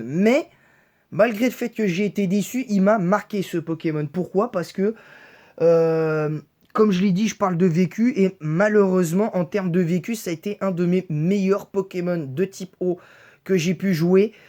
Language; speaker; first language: French; native; French